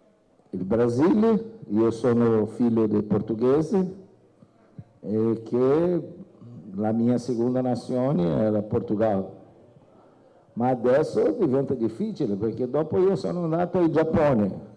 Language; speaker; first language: Italian; non-native, fluent; Portuguese